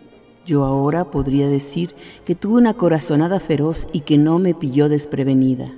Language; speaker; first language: Spanish; native; Spanish